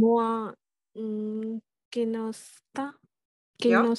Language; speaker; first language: Finnish; non-native, learner; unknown